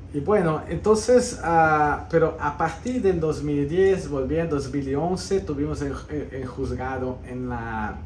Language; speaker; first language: Spanish; early bilingual, heritage; Spanish